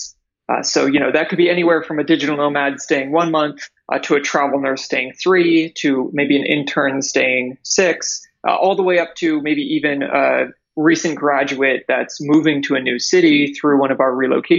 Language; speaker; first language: English; native; English